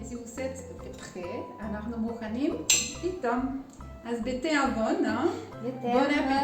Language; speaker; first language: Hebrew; non-native, fluent; French